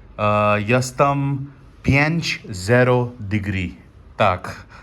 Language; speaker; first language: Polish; non-native, learner; Hindi